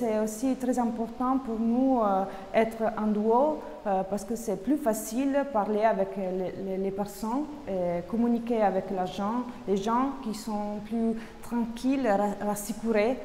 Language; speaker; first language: French; non-native, fluent; Italian